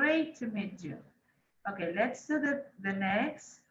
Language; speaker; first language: English; non-native, fluent; Spanish